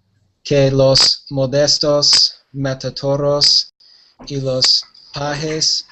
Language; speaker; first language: Spanish; non-native, learner; English